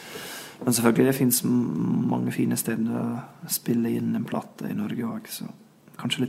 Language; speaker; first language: Norwegian; non-native, fluent; English